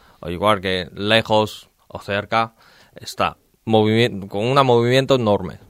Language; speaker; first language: Spanish; non-native, learner; Chinese